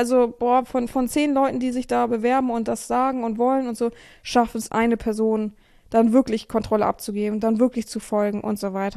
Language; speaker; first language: German; native; German